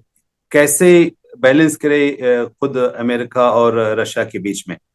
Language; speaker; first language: Hindi; native; Hindi